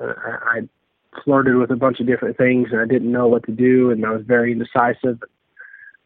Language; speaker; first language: English; native; English